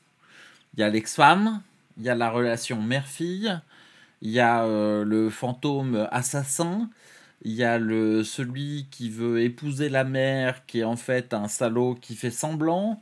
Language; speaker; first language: French; native; French